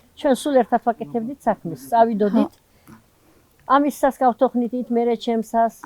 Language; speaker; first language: Georgian; native; Georgian